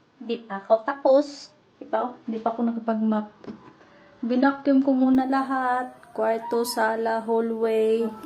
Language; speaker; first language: Filipino; non-native, local second language; Cebuano